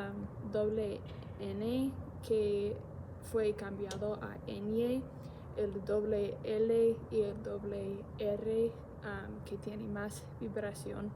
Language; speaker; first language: Spanish; non-native, learner; English